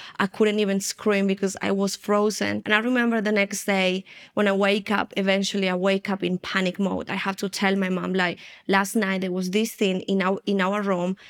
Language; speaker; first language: English; non-native, fluent; Spanish